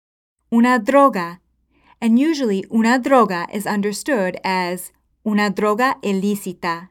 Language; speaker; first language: Spanish; non-native, fluent; English